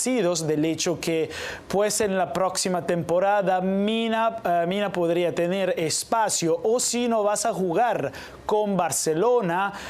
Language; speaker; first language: Spanish; non-native, fluent; Italian